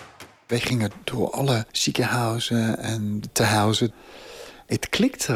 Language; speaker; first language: Dutch; non-native, fluent; English